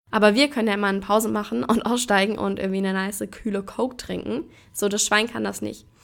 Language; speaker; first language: German; native; German